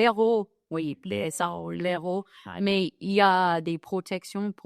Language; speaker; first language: French; non-native, fluent; English